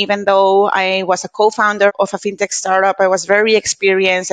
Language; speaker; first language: English; non-native, fluent; Spanish